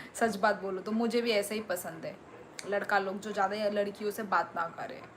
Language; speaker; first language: Hindi; non-native, local second language; Kok Borok